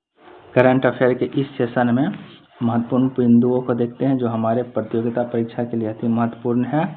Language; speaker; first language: Hindi; native; Hindi